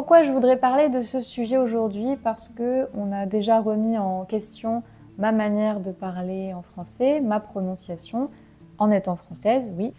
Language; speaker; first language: French; native; French